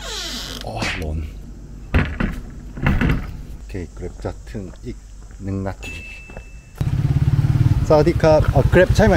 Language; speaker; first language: Thai; non-native, learner; Korean